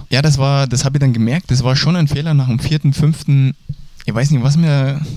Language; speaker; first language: German; native; German